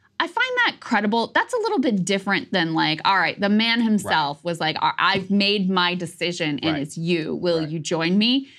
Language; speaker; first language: English; native; English